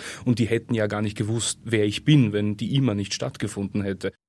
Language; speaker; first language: German; native; German